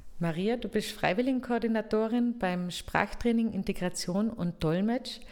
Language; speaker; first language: German; native; German